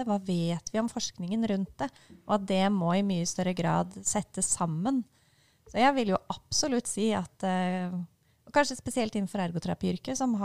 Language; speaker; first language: Norwegian; native; Norwegian